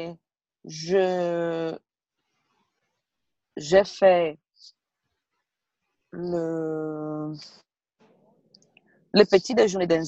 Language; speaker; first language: French; non-native, learner; Portuguese